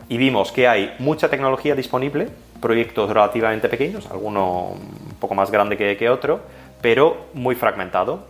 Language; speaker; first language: Spanish; non-native, fluent; Dutch